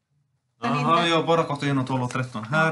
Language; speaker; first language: Swedish; non-native, fluent; Finnish